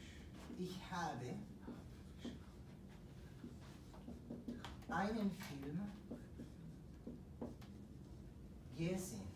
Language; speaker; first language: German; non-native, fluent; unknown